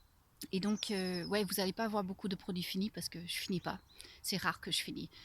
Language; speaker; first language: French; non-native, fluent; English